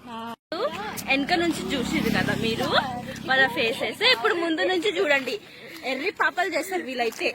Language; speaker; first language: Telugu; non-native, local second language; Hindi